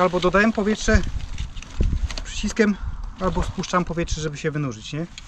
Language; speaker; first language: Polish; native; Polish